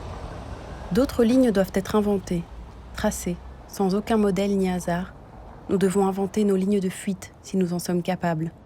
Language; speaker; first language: French; native; French